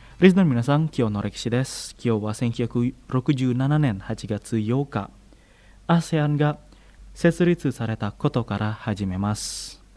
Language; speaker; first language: Japanese; non-native, fluent; Indonesian